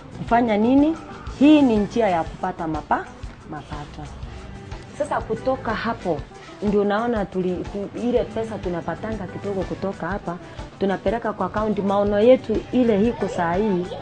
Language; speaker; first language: Swahili; non-native, local second language; Gusii